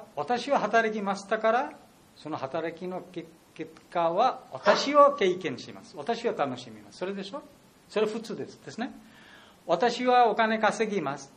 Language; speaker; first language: Japanese; non-native, learner; Bangla